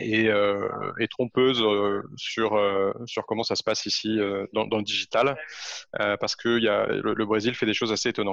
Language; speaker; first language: French; native; French